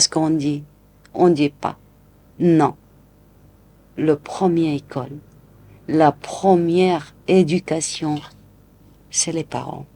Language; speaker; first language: French; non-native, local second language; Arabic